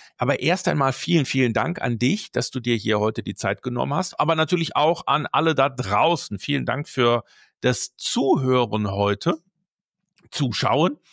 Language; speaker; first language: German; native; German